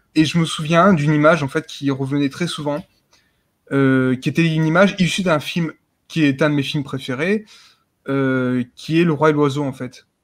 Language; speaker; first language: French; native; French